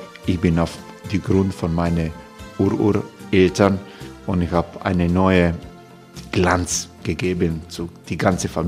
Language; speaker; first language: German; non-native, fluent; Croatian